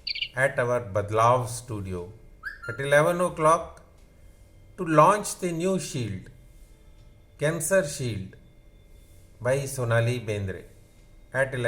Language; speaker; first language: English; non-native, local second language; Hindi